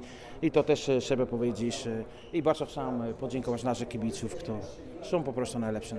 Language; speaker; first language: Polish; non-native, fluent; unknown